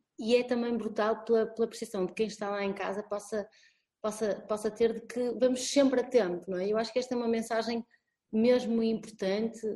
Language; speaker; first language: Portuguese; native; Portuguese